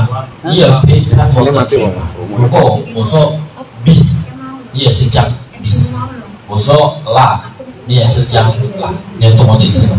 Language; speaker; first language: Chinese; non-native, learner; Indonesian